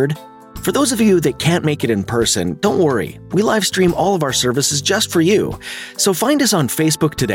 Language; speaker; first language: English; native; English